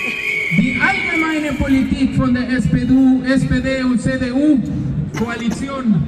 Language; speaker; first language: German; non-native, fluent; Spanish